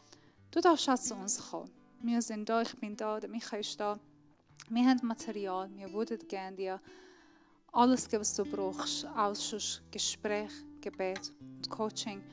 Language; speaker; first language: German; non-native, fluent; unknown